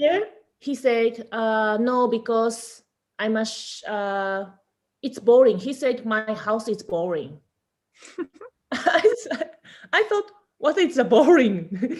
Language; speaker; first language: English; non-native, learner; Japanese